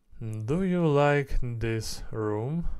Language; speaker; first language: English; non-native, learner; Russian